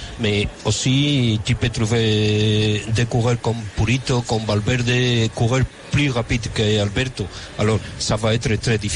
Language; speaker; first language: French; non-native, fluent; Spanish